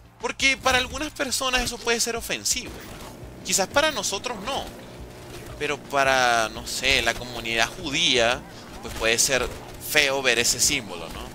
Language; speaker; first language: Spanish; native; Spanish